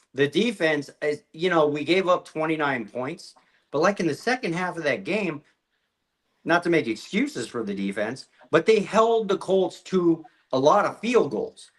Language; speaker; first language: English; native; English